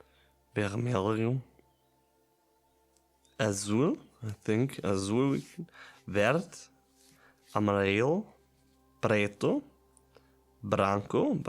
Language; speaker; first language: Portuguese; non-native, learner; German